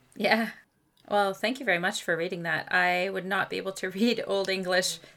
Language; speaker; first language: English; non-native, fluent; French